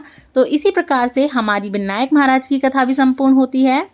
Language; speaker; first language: Hindi; native; Hindi